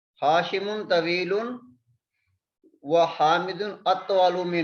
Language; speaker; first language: Arabic; non-native, fluent; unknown